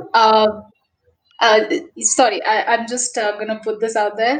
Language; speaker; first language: English; non-native, local second language; Bangla